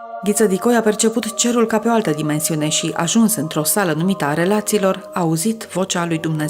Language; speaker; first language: Romanian; native; Romanian